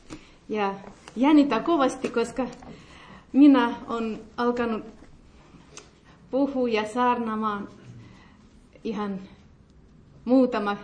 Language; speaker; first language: Finnish; non-native, learner; Russian